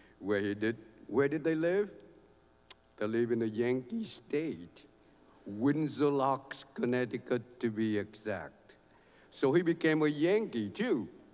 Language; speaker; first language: English; non-native, fluent; Vietnamese